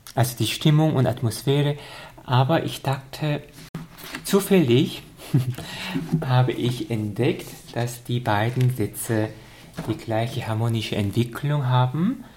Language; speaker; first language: German; non-native, fluent; Korean